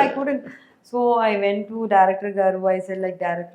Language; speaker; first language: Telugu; non-native, learner; Tamil